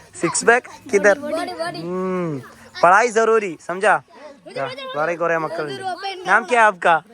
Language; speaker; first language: Hindi; non-native, local second language; Malayalam